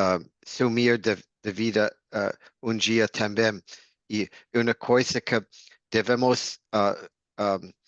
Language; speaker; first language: Portuguese; non-native, learner; English